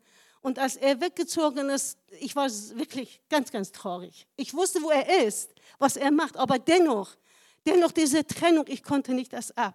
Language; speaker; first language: German; non-native, fluent; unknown